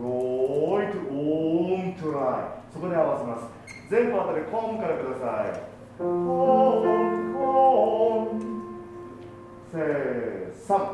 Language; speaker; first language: Japanese; native; Japanese